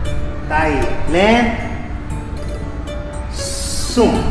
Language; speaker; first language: Vietnamese; non-native, learner; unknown